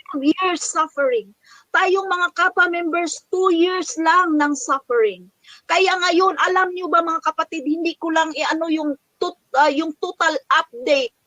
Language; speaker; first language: Filipino; non-native, local second language; Cebuano